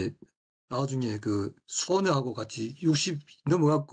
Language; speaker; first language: Korean; native; Korean